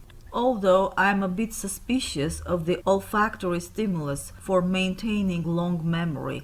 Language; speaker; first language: English; non-native, fluent; Armenian